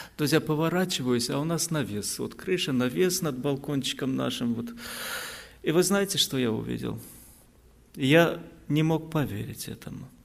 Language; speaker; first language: Russian; non-native, local second language; Azerbaijani